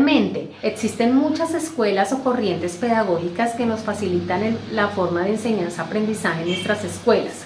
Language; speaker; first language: Spanish; native; Spanish